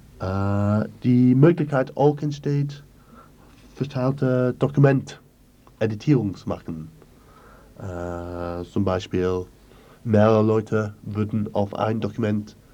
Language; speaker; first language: German; non-native, learner; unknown